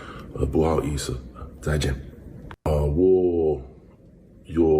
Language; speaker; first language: Chinese; non-native, learner; English